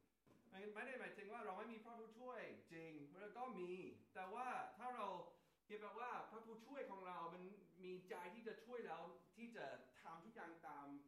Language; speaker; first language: Thai; non-native, fluent; English